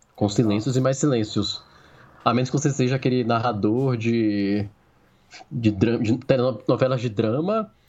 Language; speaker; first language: Portuguese; native; Portuguese